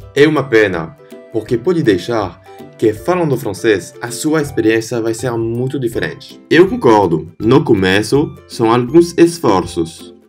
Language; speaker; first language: Portuguese; non-native, fluent; French